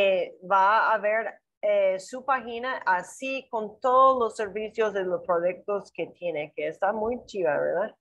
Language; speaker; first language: Spanish; non-native, learner; English